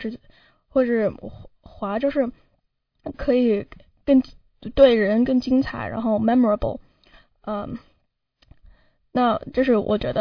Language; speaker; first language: Chinese; early bilingual, heritage; Chinese